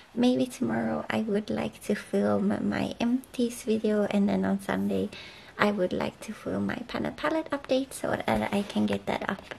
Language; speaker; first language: English; non-native, fluent; Swedish